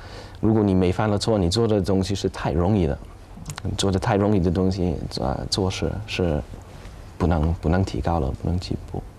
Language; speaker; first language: Chinese; non-native, fluent; English